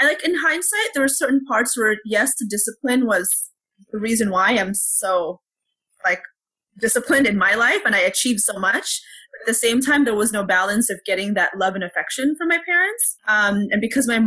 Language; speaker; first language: English; early bilingual, other home language; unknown